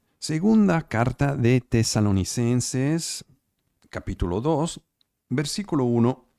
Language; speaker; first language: Spanish; non-native, fluent; Italian